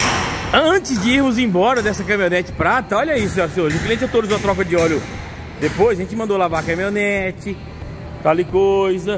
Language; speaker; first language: Portuguese; native; Portuguese